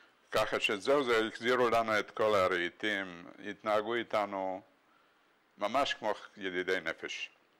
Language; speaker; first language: Hebrew; non-native, fluent; Bulgarian